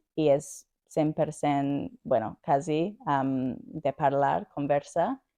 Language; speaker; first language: Catalan; non-native, learner; English